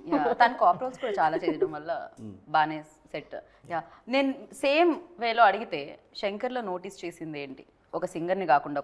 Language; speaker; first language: Telugu; native; Telugu